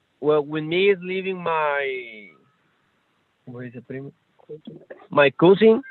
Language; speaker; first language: English; non-native, learner; Spanish